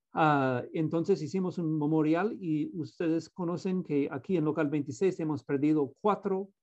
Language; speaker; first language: Spanish; non-native, fluent; English